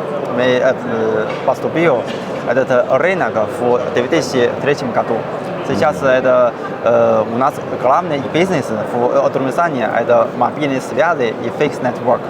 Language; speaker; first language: Russian; non-native, learner; Chinese